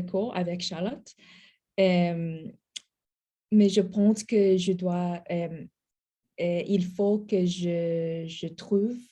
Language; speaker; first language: French; non-native, learner; English